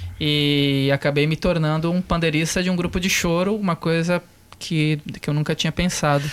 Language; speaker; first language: Portuguese; native; Portuguese